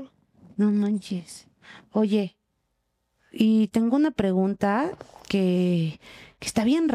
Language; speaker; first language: Spanish; native; Spanish